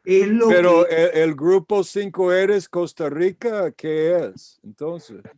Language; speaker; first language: Spanish; non-native, fluent; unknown